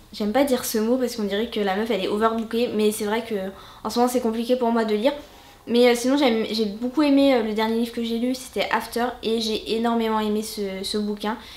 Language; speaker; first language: French; native; French